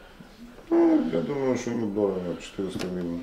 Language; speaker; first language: Russian; native; Russian